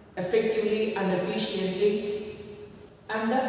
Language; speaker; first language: English; non-native, local second language; Kannada